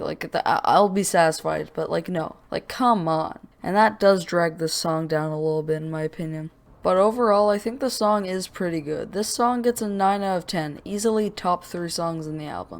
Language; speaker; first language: English; native; English